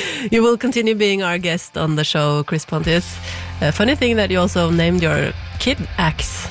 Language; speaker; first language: English; non-native, fluent; Norwegian